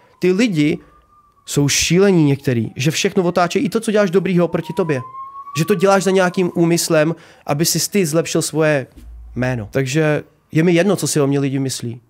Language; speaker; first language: Czech; early bilingual, other home language; Ukrainian